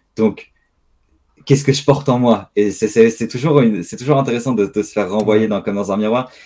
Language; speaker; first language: French; native; French